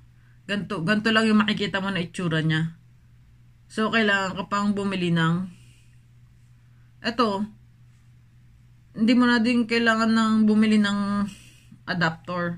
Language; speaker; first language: Filipino; native; Filipino